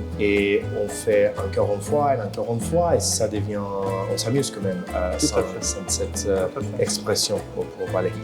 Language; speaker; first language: French; non-native, fluent; Spanish